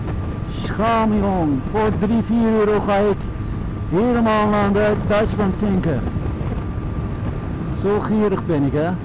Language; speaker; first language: Dutch; non-native, fluent; Turkish